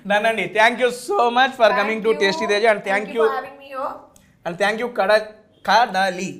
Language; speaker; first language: Telugu; native; Telugu